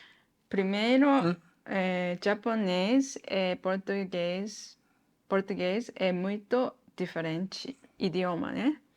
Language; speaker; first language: Portuguese; non-native, learner; Japanese